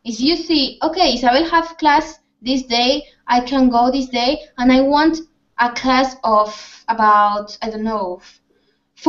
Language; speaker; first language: English; non-native, fluent; Spanish